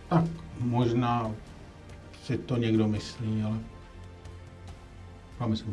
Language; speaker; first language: Czech; native; Czech